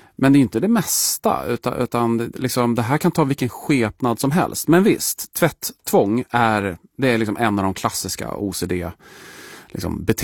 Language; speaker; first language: Swedish; native; Swedish